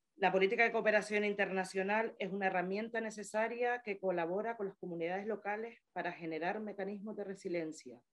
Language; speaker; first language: Spanish; native; Spanish